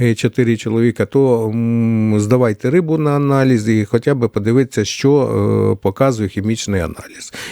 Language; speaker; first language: Ukrainian; native; Ukrainian